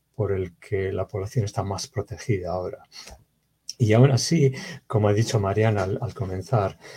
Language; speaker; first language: Spanish; native; Spanish